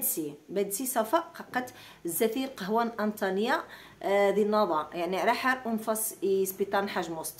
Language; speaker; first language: Arabic; native; Arabic